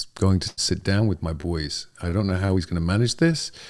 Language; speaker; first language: English; native; English